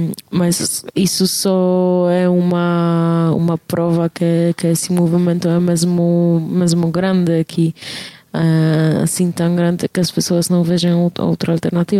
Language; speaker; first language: Portuguese; non-native, fluent; Polish